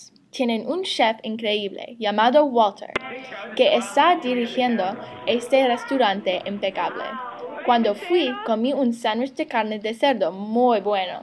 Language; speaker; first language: Spanish; non-native, learner; English